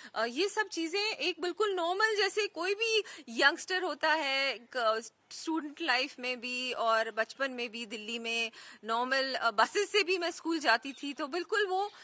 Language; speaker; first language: Hindi; native; Hindi